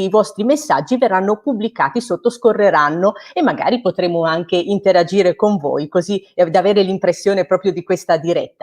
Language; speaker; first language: Italian; native; Italian